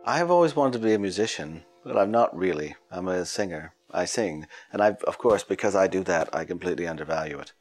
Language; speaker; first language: English; native; English